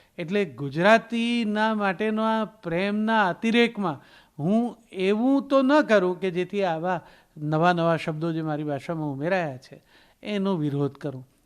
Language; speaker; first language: Gujarati; native; Gujarati